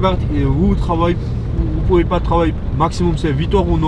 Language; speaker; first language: French; non-native, learner; Georgian